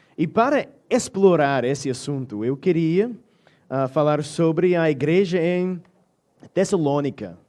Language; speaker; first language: Portuguese; non-native, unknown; English